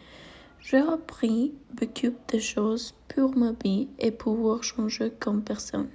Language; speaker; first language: French; non-native, learner; Spanish